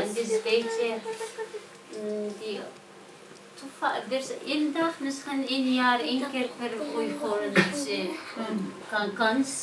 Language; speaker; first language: Dutch; non-native, learner; Uyghur